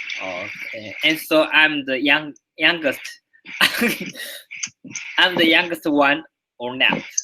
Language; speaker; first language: English; non-native, learner; Chinese